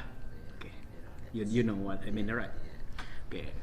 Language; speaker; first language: English; non-native, learner; Malay